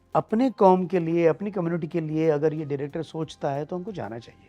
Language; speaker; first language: Hindi; non-native, local second language; Marathi